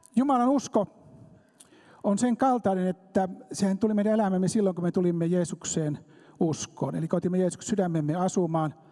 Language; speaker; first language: Finnish; native; Finnish